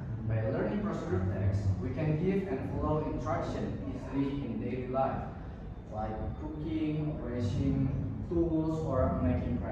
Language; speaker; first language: English; non-native, learner; Indonesian